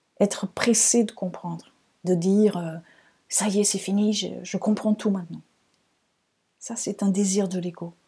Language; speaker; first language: French; non-native, fluent; Portuguese